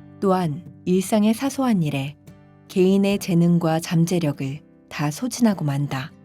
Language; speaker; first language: Korean; native; Korean